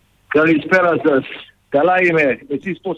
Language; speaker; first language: Greek; non-native, fluent; Serbian